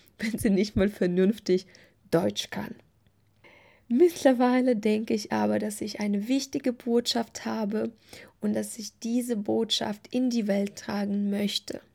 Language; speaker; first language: German; non-native, fluent; Russian